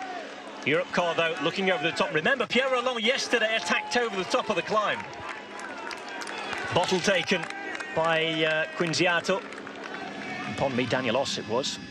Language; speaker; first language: English; native; English